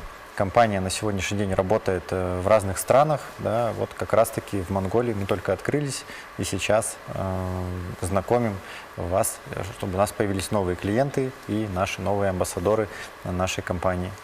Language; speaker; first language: Russian; native; Russian